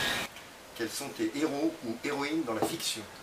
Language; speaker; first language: French; native; French